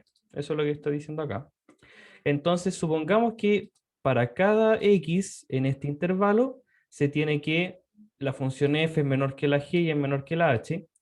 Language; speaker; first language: Spanish; native; Spanish